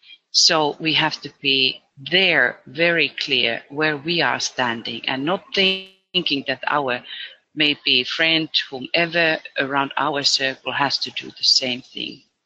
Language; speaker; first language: English; non-native, fluent; Finnish